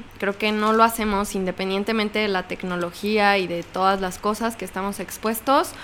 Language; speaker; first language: Spanish; native; Spanish